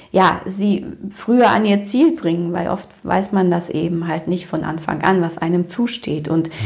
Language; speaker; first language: German; early bilingual, other home language; Romanian